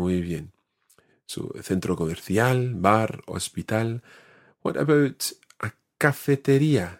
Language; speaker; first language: Spanish; non-native, fluent; English